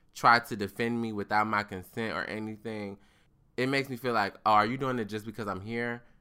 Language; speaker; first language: English; native; English